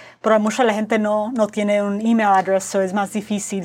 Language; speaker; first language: Spanish; early bilingual, heritage; Spanish